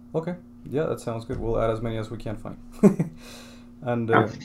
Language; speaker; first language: English; non-native, fluent; Spanish